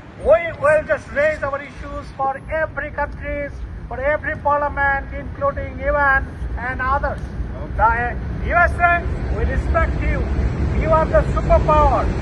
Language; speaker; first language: English; non-native, local second language; Bangla